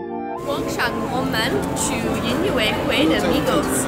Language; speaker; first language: Chinese; non-native, learner; English